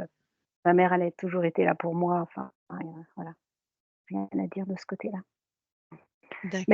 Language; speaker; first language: French; native; French